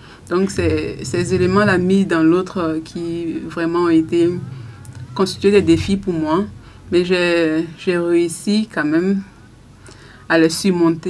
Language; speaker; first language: French; non-native, local second language; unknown